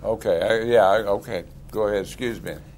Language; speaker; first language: English; native; English